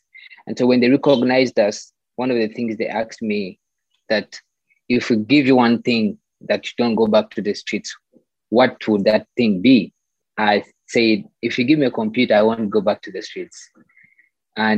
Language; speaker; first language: English; non-native, local second language; Ganda